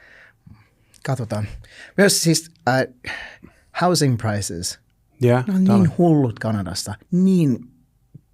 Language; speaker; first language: Finnish; non-native, learner; English